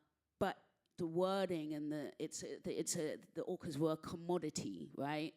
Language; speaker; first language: English; native; English